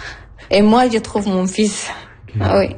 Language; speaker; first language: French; non-native, learner; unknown